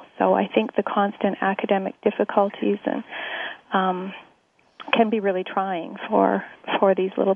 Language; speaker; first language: English; native; English